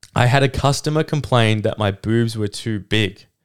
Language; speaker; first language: English; native; English